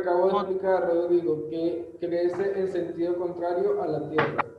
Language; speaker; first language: Spanish; native; Spanish